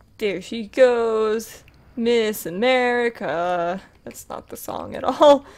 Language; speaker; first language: English; native; English